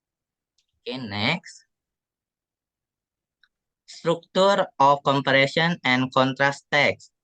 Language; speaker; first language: English; non-native, learner; Indonesian